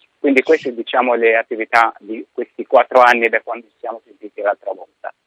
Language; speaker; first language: Italian; non-native, fluent; Arabic